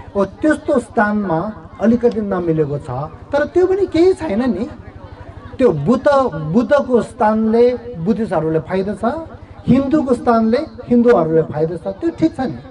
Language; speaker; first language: Nepali; non-native, local second language; Tibetan